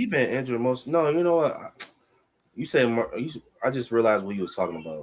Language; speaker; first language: English; native; English